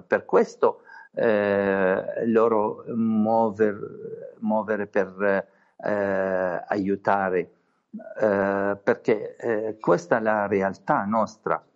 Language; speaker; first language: Italian; non-native, fluent; Arabic